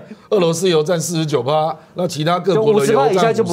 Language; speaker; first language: Chinese; native; Chinese